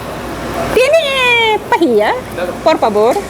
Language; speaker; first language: Spanish; non-native, learner; Filipino